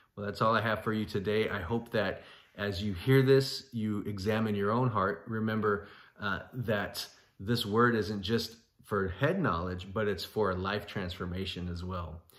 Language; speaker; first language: English; native; English